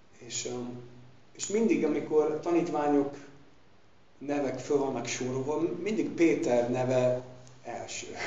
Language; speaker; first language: Hungarian; non-native, fluent; English